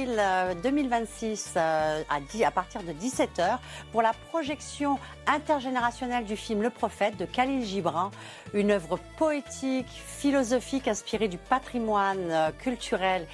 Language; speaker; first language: French; early bilingual, other home language; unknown